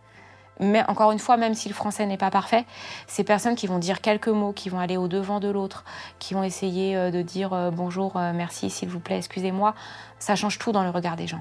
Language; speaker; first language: French; native; French